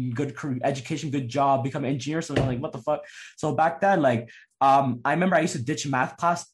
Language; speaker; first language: English; native; English